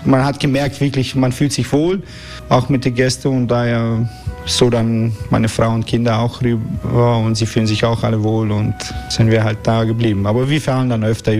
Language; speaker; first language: German; native; German